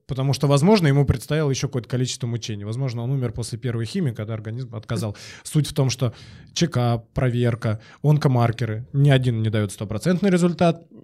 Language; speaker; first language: Russian; native; Russian